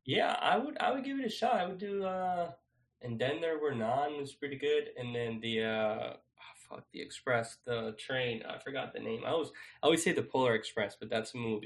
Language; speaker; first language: English; non-native, fluent; Spanish